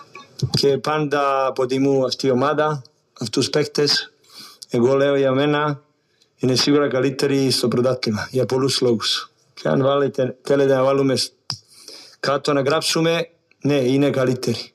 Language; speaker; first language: Greek; non-native, learner; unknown